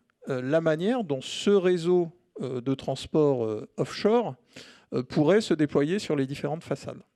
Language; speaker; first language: French; native; French